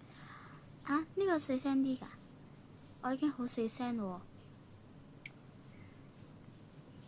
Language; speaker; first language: Chinese; native; Chinese